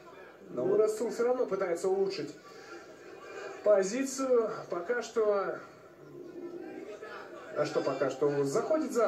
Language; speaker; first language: Russian; native; Russian